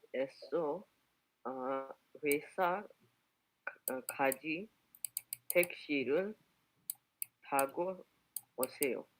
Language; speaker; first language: Korean; non-native, learner; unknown